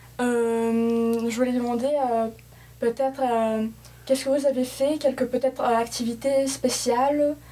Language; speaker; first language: French; non-native, fluent; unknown